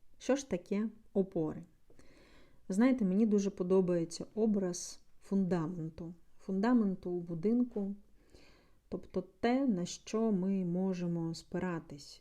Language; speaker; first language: Ukrainian; non-native, local second language; Russian